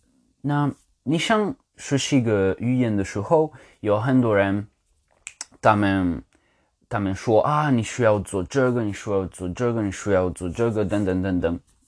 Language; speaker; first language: Chinese; non-native, learner; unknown